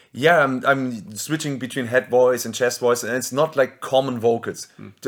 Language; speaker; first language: English; non-native, fluent; German